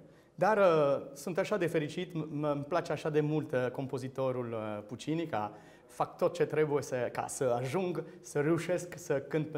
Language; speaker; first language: Romanian; non-native, learner; French